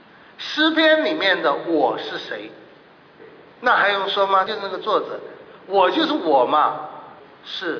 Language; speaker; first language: Chinese; native; Chinese